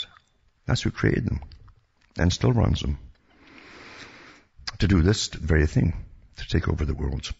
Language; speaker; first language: English; native; English